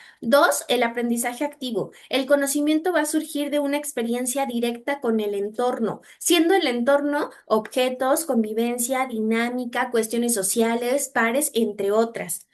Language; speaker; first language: Spanish; native; Spanish